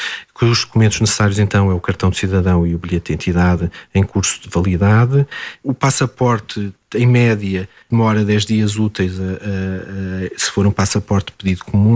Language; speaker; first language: Portuguese; native; Portuguese